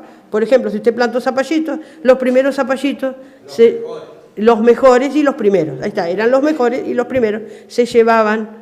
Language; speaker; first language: Spanish; native; Spanish